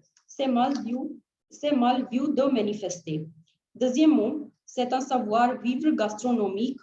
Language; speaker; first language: French; non-native, fluent; Hindi